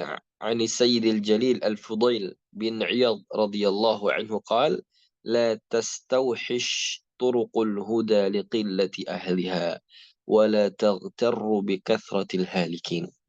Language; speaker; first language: Arabic; non-native, fluent; Indonesian